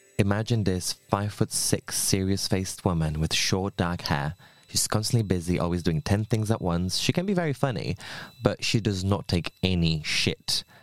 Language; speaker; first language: English; non-native, fluent; Polish